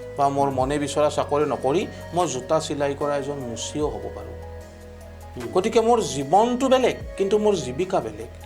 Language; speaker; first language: Assamese; native; Assamese